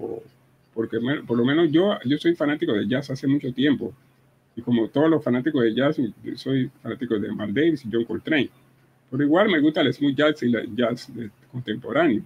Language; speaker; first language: Spanish; native; Spanish